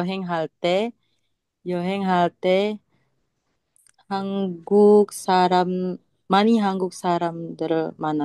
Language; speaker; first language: Korean; non-native, learner; Indonesian